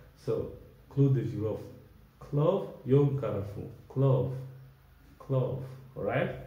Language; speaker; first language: English; non-native, fluent; Lingala